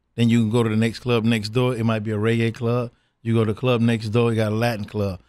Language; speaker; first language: English; native; English